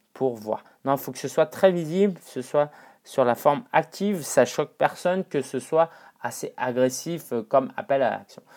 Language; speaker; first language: French; non-native, fluent; Chinese